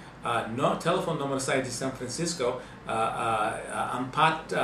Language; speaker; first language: Indonesian; non-native, learner; English